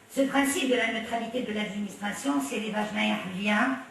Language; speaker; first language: French; non-native, local second language; Arabic